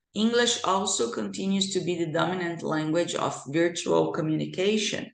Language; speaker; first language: English; non-native, fluent; Portuguese